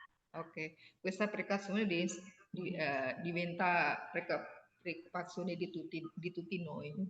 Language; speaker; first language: Italian; non-native, learner; Indonesian